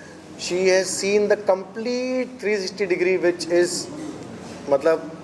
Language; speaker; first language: Hindi; native; Hindi